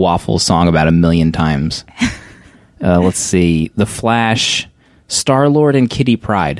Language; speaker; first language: English; native; English